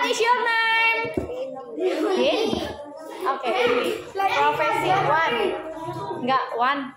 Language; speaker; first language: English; non-native, fluent; Indonesian